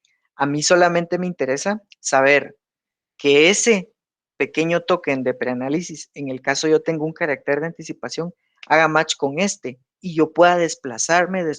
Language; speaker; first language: Spanish; native; Spanish